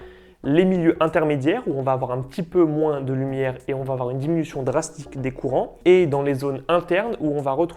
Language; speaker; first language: French; native; French